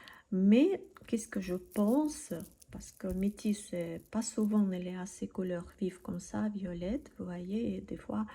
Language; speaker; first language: French; non-native, learner; Russian